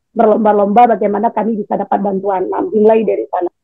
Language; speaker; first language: Indonesian; native; Indonesian